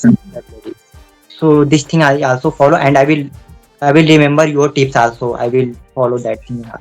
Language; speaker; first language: English; non-native, local second language; Hindi